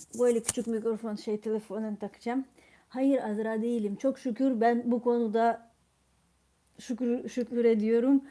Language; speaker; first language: Turkish; non-native, fluent; Ukrainian